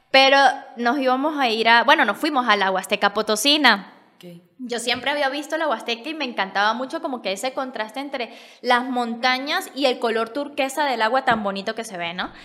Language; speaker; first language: Spanish; native; Spanish